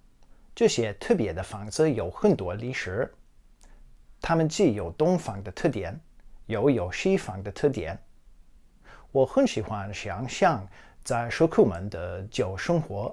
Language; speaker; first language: Chinese; non-native, fluent; English